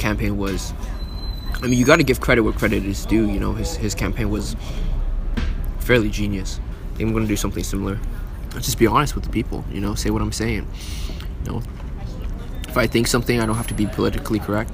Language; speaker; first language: English; early bilingual, other home language; Chinese